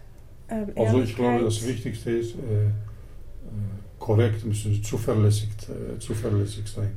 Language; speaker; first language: German; early bilingual, other home language; Turkish